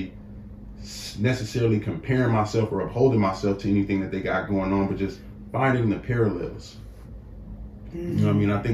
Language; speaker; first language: English; native; English